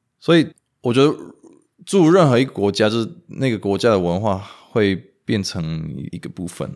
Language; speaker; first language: Chinese; non-native, fluent; Romanian